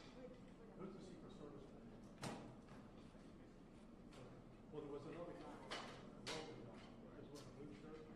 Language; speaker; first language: English; native; English